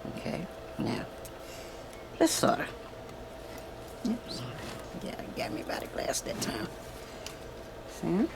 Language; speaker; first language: English; native; English